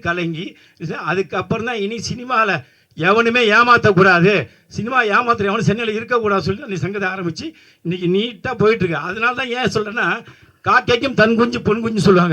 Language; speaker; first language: Tamil; native; Tamil